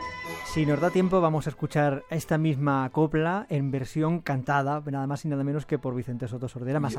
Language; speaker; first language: Spanish; native; Spanish